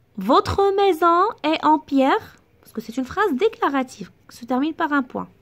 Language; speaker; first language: French; non-native, local second language; Arabic